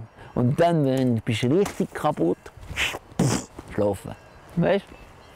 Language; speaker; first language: German; non-native, local second language; French